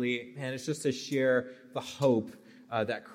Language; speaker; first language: English; native; English